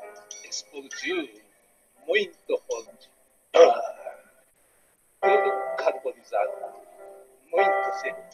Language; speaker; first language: Portuguese; non-native, learner; Japanese